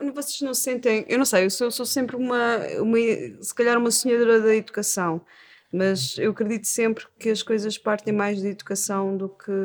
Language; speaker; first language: Portuguese; native; Portuguese